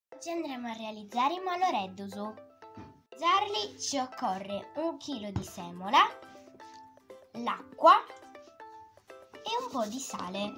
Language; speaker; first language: Italian; native; Italian